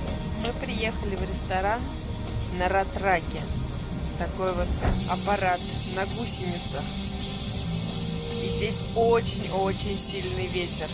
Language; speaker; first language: Russian; native; Russian